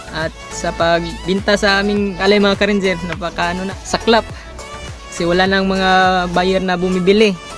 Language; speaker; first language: Filipino; non-native, local second language; Cebuano